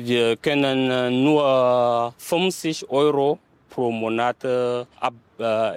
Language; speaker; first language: German; non-native, learner; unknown